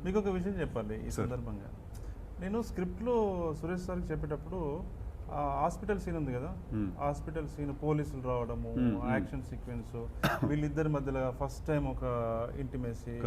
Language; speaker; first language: Telugu; native; Telugu